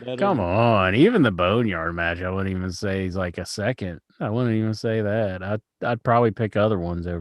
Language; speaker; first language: English; native; English